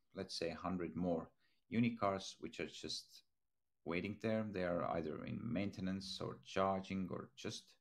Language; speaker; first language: English; non-native, fluent; Estonian